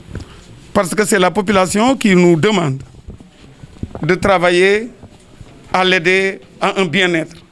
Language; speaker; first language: French; non-native, local second language; Wolof